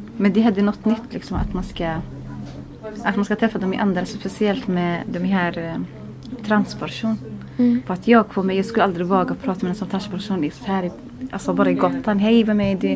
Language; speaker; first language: Swedish; non-native, learner; Arabic